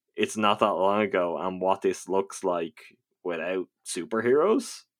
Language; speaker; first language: English; native; English